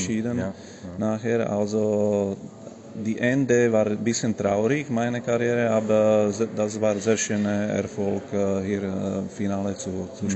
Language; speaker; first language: German; non-native, fluent; Slovak